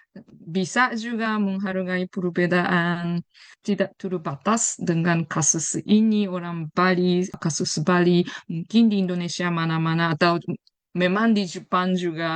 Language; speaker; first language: Indonesian; non-native, fluent; Japanese